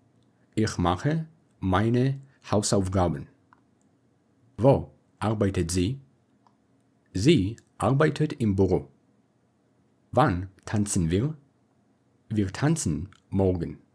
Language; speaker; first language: German; non-native, fluent; English